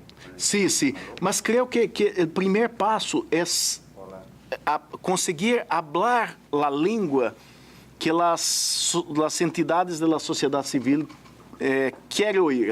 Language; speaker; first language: Spanish; non-native, fluent; Portuguese